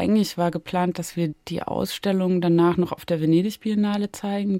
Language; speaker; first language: German; native; German